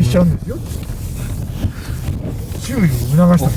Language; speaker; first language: Japanese; native; Japanese